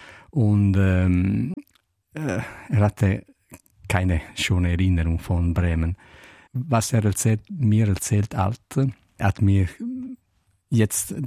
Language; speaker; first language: German; non-native, learner; Italian